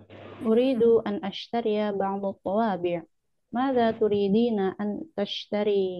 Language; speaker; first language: Arabic; non-native, learner; Indonesian